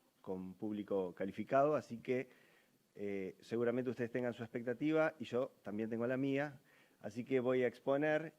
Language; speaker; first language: Spanish; native; Spanish